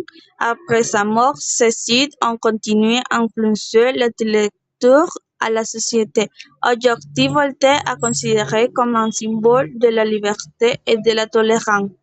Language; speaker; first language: French; non-native, learner; Spanish